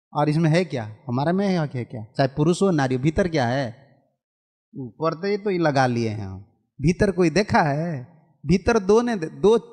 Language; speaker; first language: Hindi; non-native, local second language; Odia